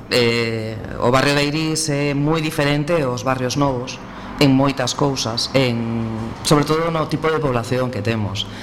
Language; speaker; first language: Galician; native; Galician